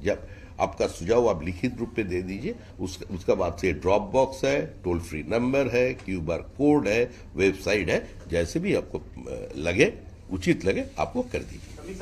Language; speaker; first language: Hindi; non-native, local second language; Bangla